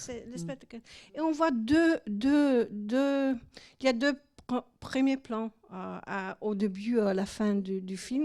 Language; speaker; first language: French; non-native, fluent; Italian